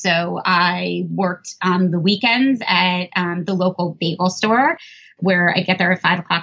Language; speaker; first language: English; native; English